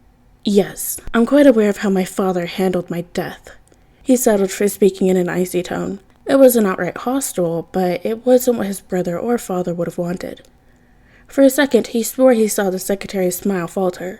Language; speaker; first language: English; native; English